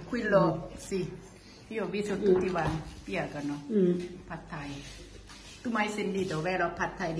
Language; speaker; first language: Italian; non-native, learner; Thai